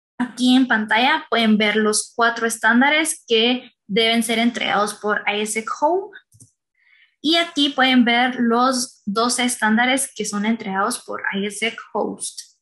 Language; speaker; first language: Spanish; native; Spanish